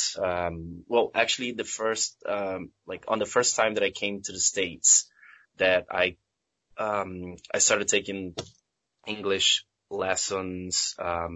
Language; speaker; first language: English; non-native, fluent; Portuguese